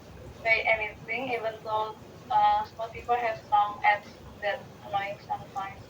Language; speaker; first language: English; non-native, learner; Indonesian